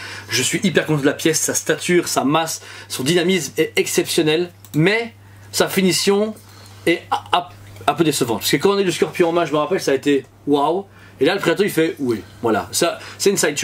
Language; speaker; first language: French; native; French